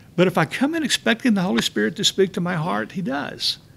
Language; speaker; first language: English; native; English